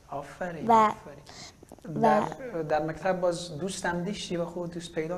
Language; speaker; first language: Persian; native; Persian